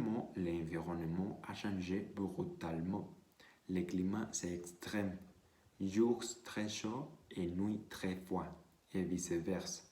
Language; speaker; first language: French; non-native, learner; Spanish